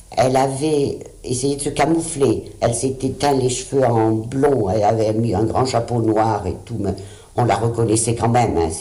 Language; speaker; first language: French; early bilingual, other home language; Spanish